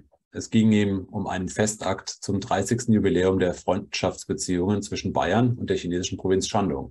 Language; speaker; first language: German; native; German